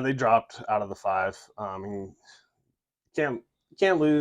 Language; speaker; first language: English; native; English